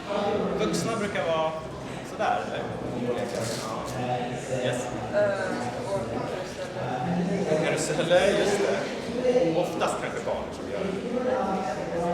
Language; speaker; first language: Swedish; native; Swedish